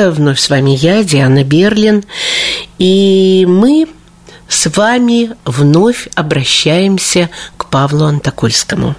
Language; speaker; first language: Russian; native; Russian